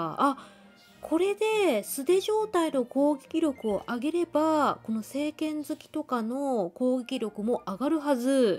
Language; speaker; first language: Japanese; native; Japanese